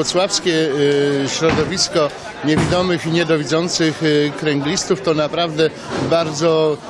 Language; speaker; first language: Polish; native; Polish